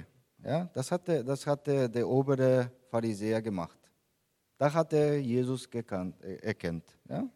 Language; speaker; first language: German; non-native, fluent; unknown